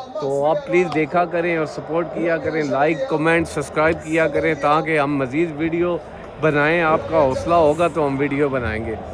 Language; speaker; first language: Urdu; non-native, local second language; Punjabi